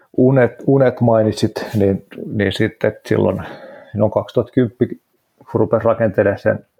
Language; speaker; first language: Finnish; native; Finnish